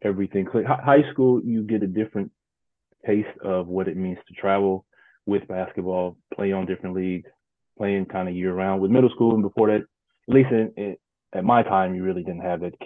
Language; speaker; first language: English; native; English